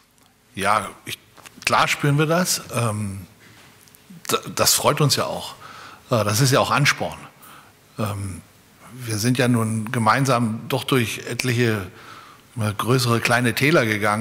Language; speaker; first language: German; native; German